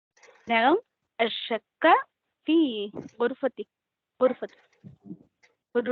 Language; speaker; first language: Arabic; non-native, learner; Tamil